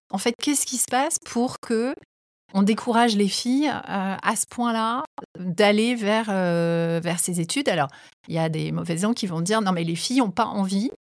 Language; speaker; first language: French; native; French